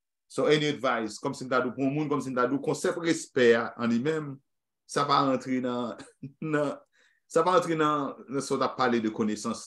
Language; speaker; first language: French; native; French